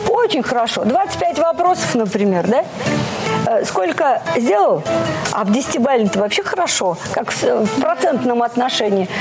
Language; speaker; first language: Russian; native; Russian